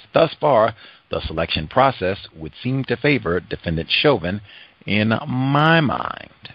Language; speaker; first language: English; native; English